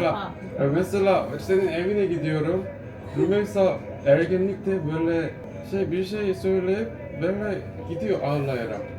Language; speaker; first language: Turkish; non-native, fluent; Korean